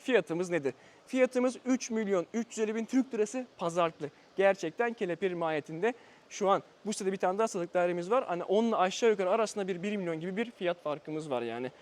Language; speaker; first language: Turkish; native; Turkish